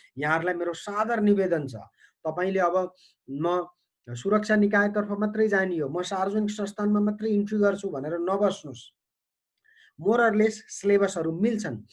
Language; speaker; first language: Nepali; native; Nepali